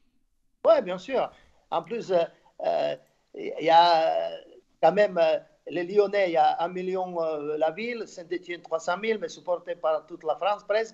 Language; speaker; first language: French; non-native, fluent; Slovak